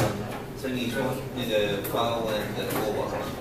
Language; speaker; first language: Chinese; non-native, learner; English